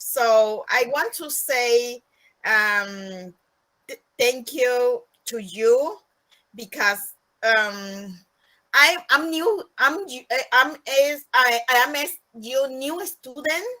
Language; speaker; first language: English; non-native, learner; Spanish